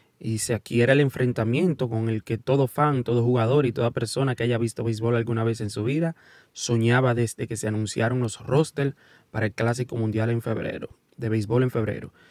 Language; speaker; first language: Spanish; early bilingual, heritage; Spanish